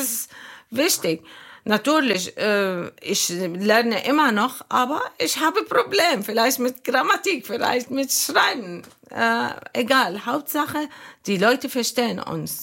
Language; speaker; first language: German; non-native, learner; Arabic